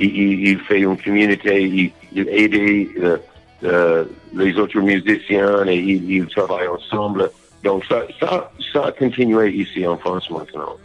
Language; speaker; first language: French; non-native, learner; English